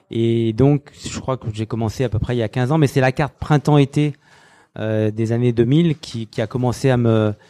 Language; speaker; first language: French; native; French